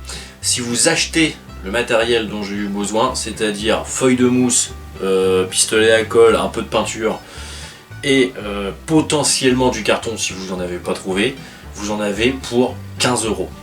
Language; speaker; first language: French; native; French